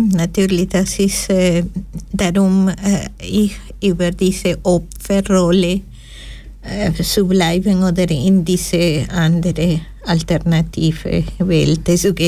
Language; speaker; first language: German; non-native, learner; Spanish